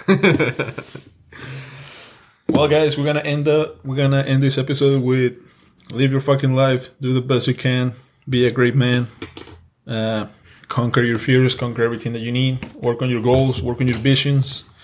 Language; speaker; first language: English; non-native, fluent; Spanish